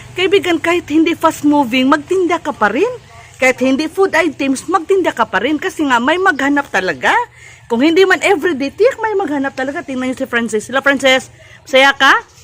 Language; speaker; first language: Filipino; non-native, local second language; Cebuano